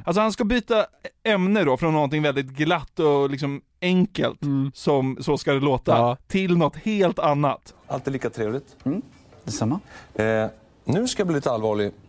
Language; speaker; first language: Swedish; native; Swedish